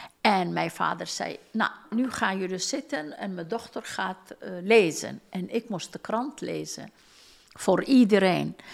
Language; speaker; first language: Dutch; non-native, fluent; Turkish